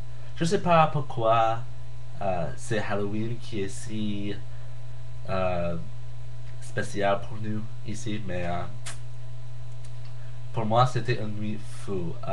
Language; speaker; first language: French; non-native, learner; English